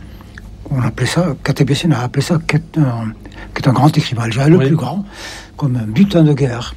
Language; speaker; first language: French; non-native, local second language; Arabic